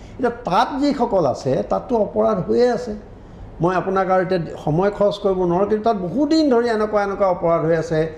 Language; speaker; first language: Assamese; native; Assamese